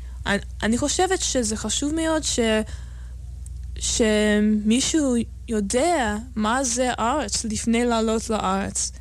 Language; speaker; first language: Hebrew; non-native, fluent; English